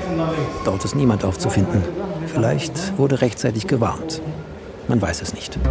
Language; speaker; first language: German; native; German